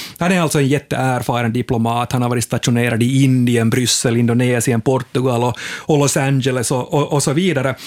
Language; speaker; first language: Swedish; native; Swedish